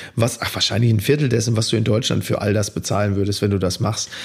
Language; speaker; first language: German; native; German